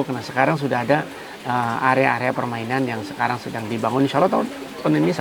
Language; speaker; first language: Indonesian; native; Indonesian